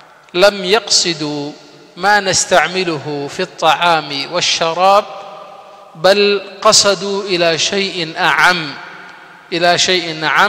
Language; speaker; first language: Arabic; non-native, fluent; Somali